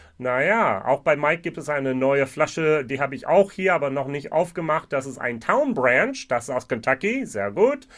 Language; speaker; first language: German; non-native, fluent; English